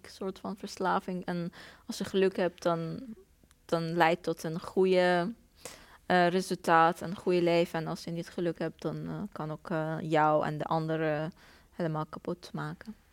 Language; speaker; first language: Dutch; non-native, fluent; Persian